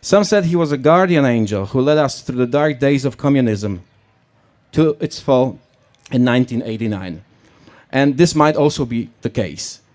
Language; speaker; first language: English; non-native, fluent; Polish